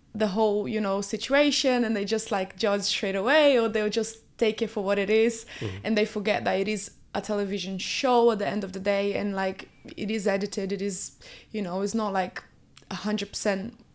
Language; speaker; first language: English; early bilingual, other home language; Portuguese